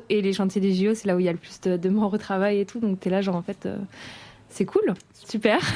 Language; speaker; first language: French; native; French